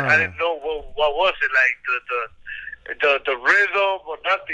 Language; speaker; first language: English; early bilingual, other home language; Spanish